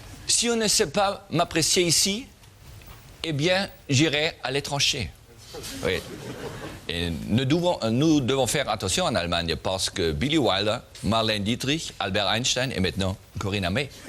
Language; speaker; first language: French; non-native, learner; German